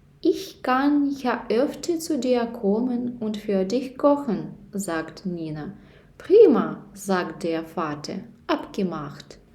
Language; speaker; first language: German; non-native, learner; Ukrainian